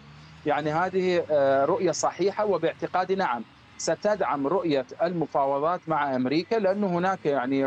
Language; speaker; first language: Arabic; non-native, fluent; Persian